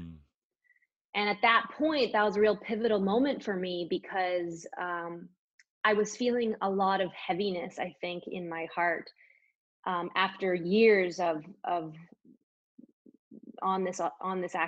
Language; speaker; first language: English; native; English